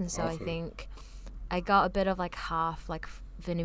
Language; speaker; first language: English; early bilingual, other home language; Vietnamese